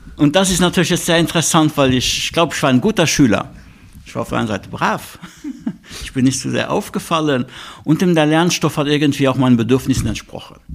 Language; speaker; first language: German; non-native, local second language; Luxembourgish